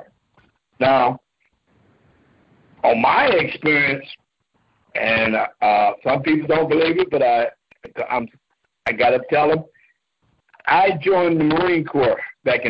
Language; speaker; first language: English; native; English